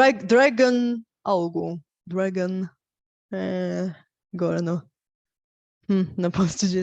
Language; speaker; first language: Portuguese; non-native, learner; Bulgarian